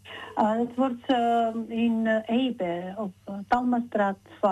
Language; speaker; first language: Dutch; non-native, learner; Georgian